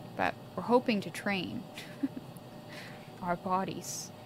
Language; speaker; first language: English; native; English